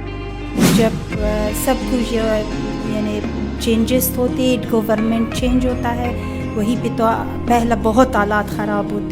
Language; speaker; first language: Hindi; non-native, fluent; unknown